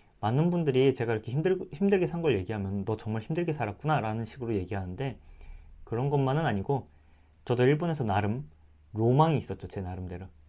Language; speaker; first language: Korean; native; Korean